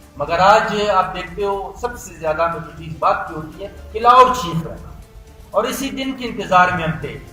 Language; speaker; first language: Urdu; non-native, local second language; Baluchi